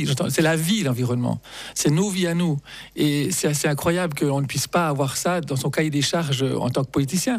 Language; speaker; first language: French; native; French